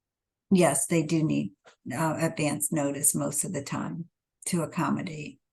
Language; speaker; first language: English; native; English